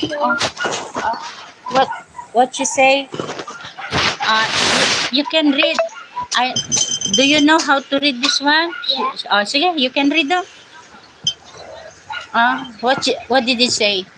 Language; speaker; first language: English; non-native, learner; Filipino